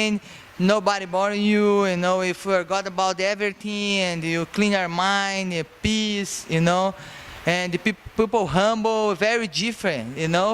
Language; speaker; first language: English; non-native, learner; Portuguese